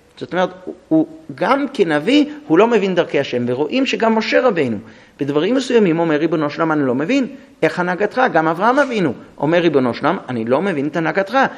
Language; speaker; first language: Hebrew; non-native, fluent; English